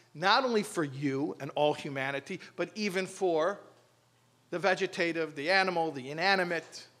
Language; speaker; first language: English; native; English